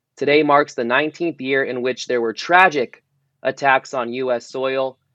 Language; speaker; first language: English; native; English